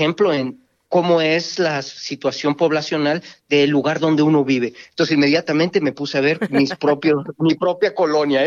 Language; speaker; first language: Spanish; native; Spanish